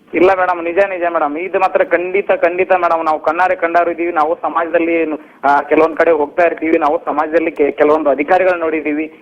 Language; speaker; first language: Kannada; native; Kannada